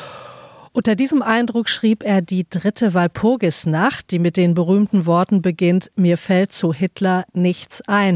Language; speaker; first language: German; native; German